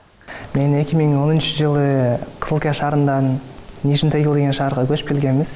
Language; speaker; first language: Kyrgyz; early bilingual, heritage; Kyrgyz